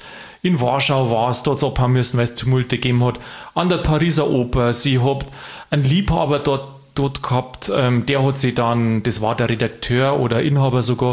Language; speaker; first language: German; native; German